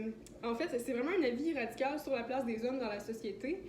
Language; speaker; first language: French; native; French